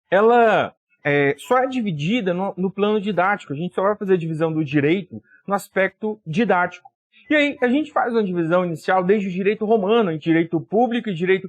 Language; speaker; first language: Portuguese; native; Portuguese